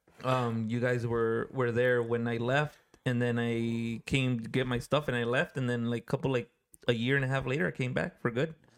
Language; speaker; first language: English; early bilingual, other home language; Spanish